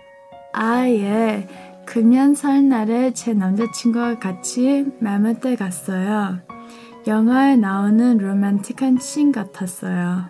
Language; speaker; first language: Korean; early bilingual, heritage; Korean